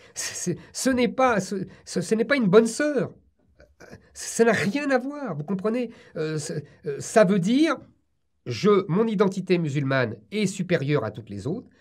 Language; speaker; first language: French; native; French